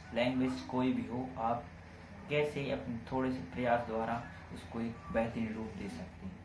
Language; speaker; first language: Hindi; native; Hindi